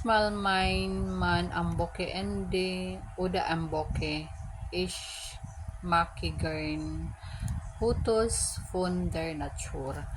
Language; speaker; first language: German; non-native, learner; Filipino